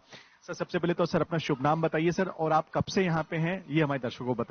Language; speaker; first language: Hindi; native; Hindi